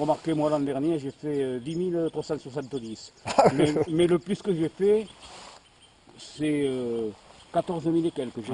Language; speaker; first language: French; native; French